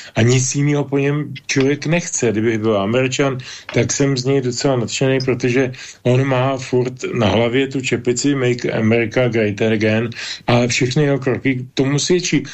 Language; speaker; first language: Czech; native; Czech